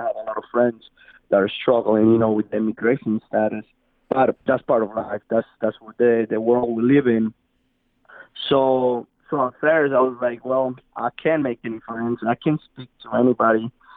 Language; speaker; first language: English; non-native, fluent; Spanish